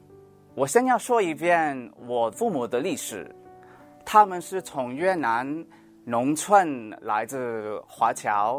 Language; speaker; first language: Chinese; early bilingual, heritage; Cantonese